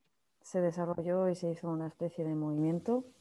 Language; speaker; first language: Spanish; native; Spanish